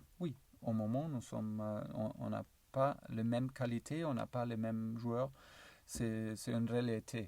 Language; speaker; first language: French; non-native, learner; German